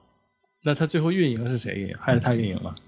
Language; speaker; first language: Chinese; native; Chinese